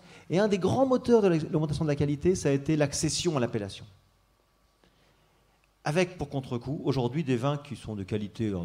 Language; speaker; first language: French; native; French